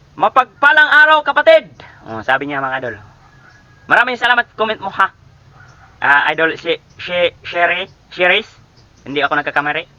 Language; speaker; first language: Filipino; native; Filipino